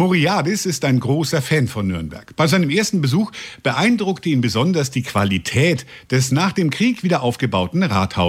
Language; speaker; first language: German; native; German